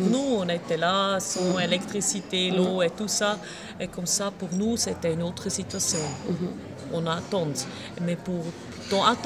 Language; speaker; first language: French; non-native, local second language; German